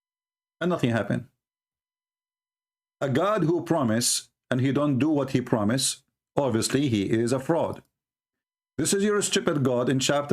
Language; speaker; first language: English; non-native, fluent; Arabic